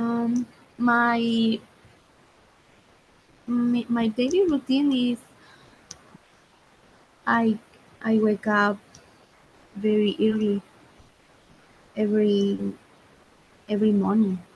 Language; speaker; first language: English; non-native, learner; Spanish